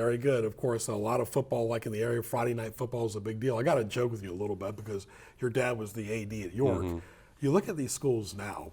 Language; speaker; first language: English; native; English